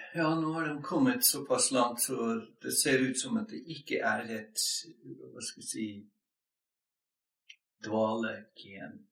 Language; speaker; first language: Swedish; non-native, fluent; English